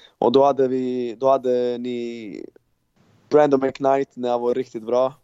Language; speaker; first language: Swedish; non-native, fluent; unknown